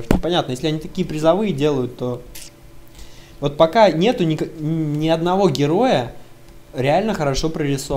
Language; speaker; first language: Russian; native; Russian